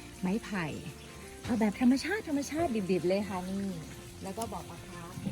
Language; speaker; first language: Thai; native; Thai